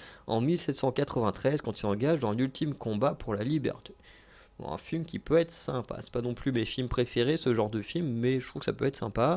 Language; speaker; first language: French; native; French